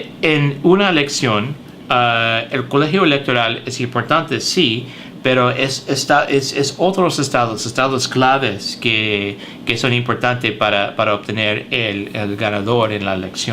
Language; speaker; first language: Spanish; early bilingual, heritage; English